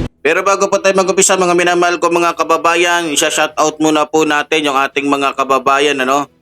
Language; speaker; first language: Filipino; native; Filipino